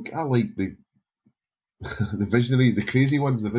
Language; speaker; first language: English; native; English